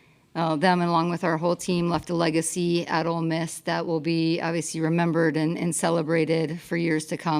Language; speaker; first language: English; native; English